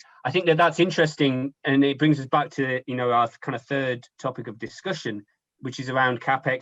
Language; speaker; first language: English; native; English